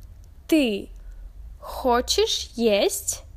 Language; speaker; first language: Russian; non-native, learner; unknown